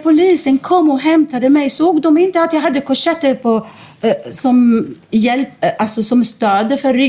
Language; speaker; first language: Swedish; non-native, fluent; Arabic